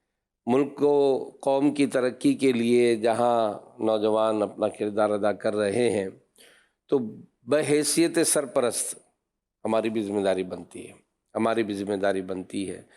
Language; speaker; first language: Urdu; native; Urdu